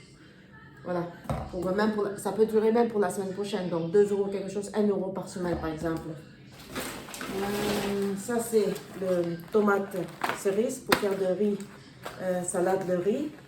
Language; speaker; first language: French; non-native, learner; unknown